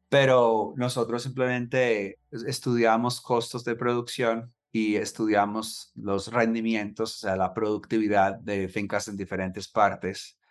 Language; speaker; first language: Spanish; non-native, fluent; English